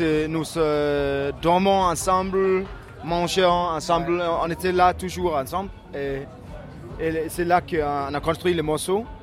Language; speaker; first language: French; non-native, learner; Danish